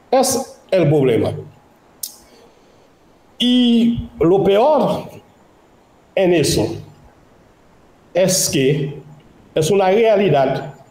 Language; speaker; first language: Spanish; non-native, local second language; Haitian Creole